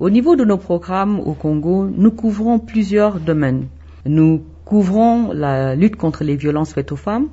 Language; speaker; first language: French; non-native, local second language; Wolof